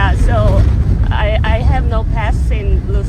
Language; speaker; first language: English; non-native, learner; Korean